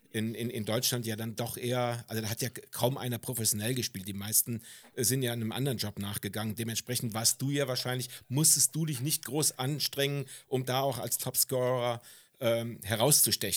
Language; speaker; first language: German; native; German